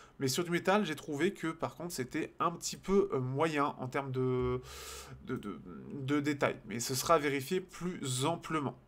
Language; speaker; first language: French; native; French